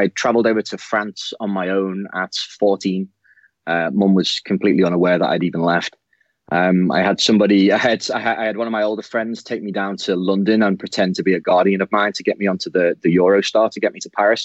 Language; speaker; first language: English; native; English